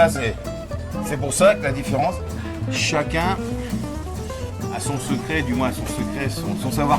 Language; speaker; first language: French; native; French